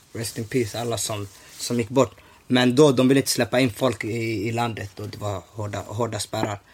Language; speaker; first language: Swedish; early bilingual, other home language; Somali